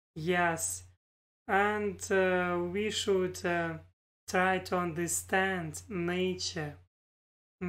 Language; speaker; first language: English; non-native, learner; Russian